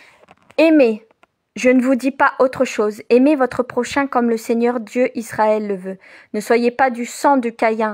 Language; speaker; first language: French; native; French